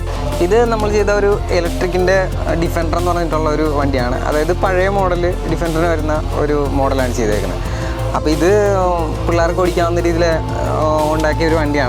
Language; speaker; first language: Malayalam; native; Malayalam